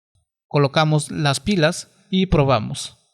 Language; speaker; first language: Spanish; native; Spanish